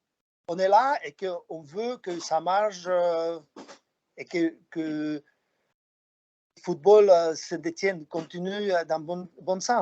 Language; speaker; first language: French; non-native, fluent; Slovak